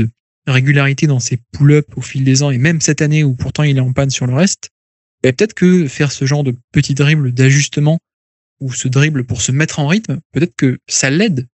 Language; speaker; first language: French; native; French